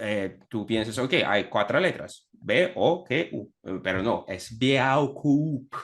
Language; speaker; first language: Spanish; non-native, fluent; Russian